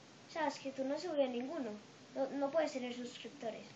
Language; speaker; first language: Spanish; native; Spanish